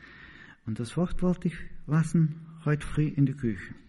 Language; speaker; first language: German; non-native, learner; Portuguese